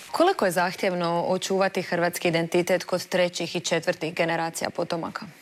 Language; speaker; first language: Croatian; native; Croatian